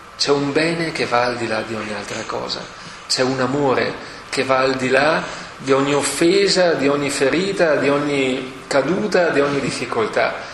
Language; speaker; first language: Italian; native; Italian